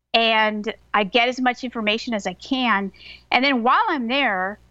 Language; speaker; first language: English; native; English